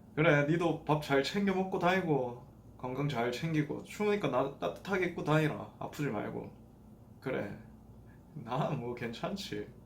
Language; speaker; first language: Korean; native; Korean